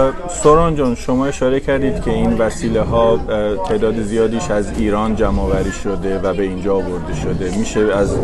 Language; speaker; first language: Persian; native; Persian